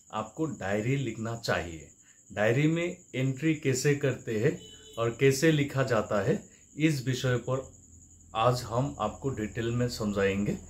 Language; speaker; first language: Hindi; non-native, local second language; Assamese